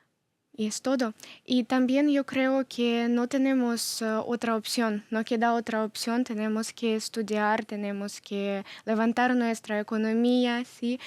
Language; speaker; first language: Spanish; non-native, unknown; Ukrainian